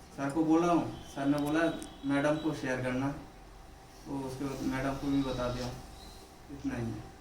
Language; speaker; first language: Hindi; non-native, local second language; Bangla